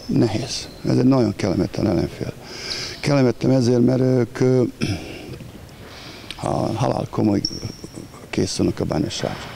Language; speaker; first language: Hungarian; non-native, fluent; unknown